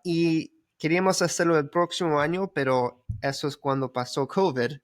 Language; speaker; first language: Spanish; early bilingual, heritage; Spanish